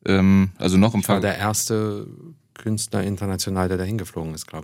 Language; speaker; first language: German; early bilingual, other home language; Russian